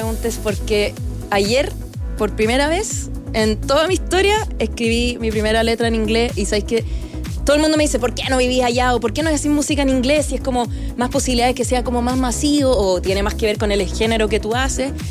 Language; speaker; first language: Spanish; non-native, local second language; English